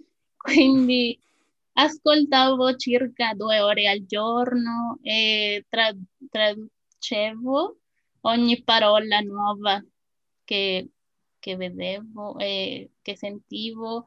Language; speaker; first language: Italian; non-native, fluent; Spanish